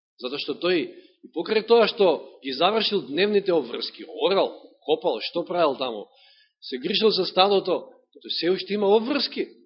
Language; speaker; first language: Macedonian; native; Macedonian